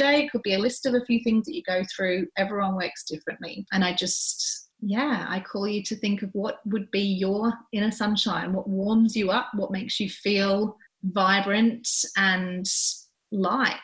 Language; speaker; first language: English; native; English